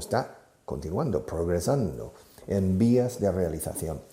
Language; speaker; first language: Spanish; non-native, fluent; English